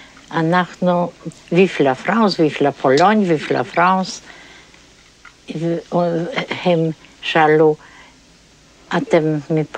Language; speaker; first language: Hebrew; non-native, fluent; Polish